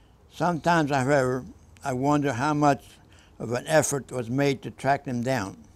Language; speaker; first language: English; early bilingual, other home language; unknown